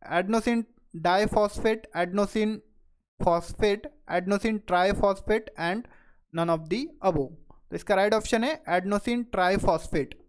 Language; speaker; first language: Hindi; non-native, local second language; Marathi